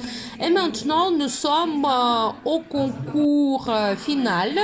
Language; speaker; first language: French; non-native, fluent; Russian